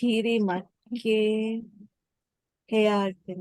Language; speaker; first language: Korean; non-native, learner; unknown